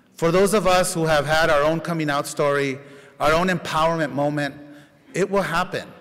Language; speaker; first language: English; native; English